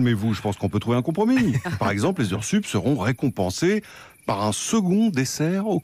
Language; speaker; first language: French; native; French